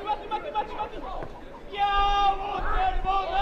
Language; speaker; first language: Polish; native; Polish